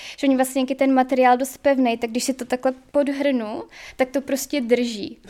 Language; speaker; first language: Czech; native; Czech